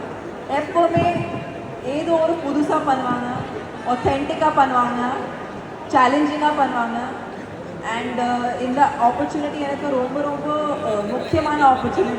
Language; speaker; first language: Tamil; non-native, fluent; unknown